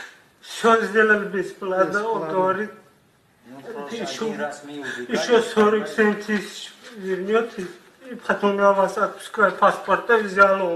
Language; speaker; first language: Russian; non-native, learner; Tajik